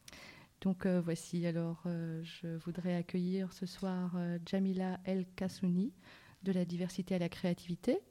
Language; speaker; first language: French; native; French